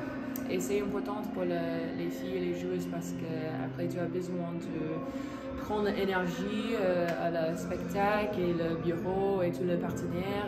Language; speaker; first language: French; non-native, learner; English